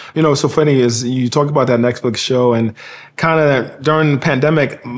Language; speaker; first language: English; native; English